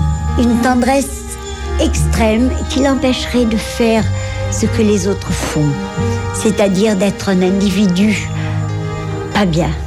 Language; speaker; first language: French; native; French